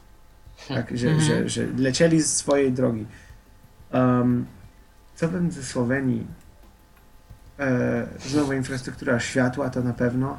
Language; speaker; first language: Polish; non-native, fluent; Slovenian